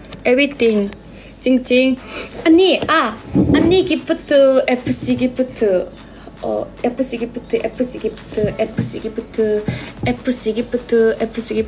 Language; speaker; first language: Korean; non-native, learner; Thai